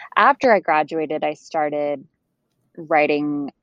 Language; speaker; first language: English; native; English